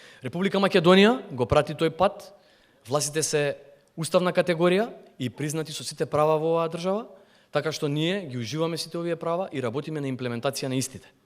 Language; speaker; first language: Macedonian; non-native, local second language; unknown